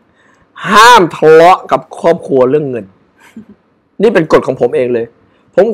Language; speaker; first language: Thai; native; Thai